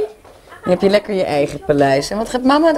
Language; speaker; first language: Dutch; native; Dutch